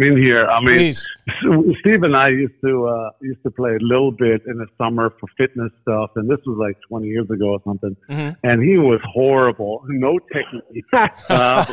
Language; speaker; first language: English; non-native, fluent; German